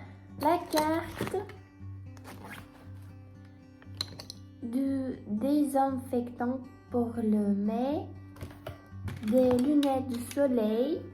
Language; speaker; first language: French; non-native, learner; Russian